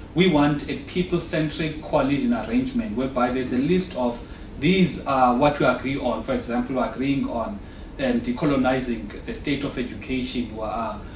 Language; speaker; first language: English; non-native, local second language; Xhosa